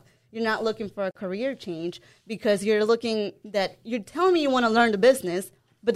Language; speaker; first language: English; non-native, fluent; Spanish